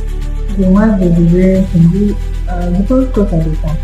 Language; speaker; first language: French; non-native, learner; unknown